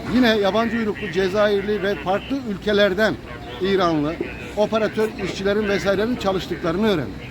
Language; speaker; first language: Turkish; native; Turkish